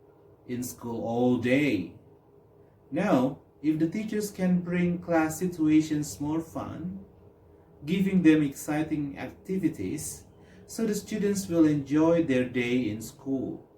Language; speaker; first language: English; non-native, fluent; Indonesian